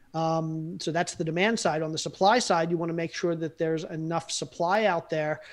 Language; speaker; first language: English; native; English